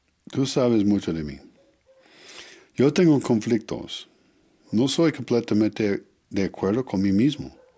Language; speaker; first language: Spanish; non-native, learner; English